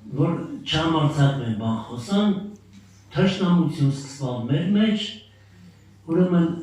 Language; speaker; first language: Armenian; native; Armenian